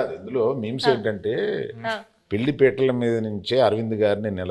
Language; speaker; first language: Telugu; native; Telugu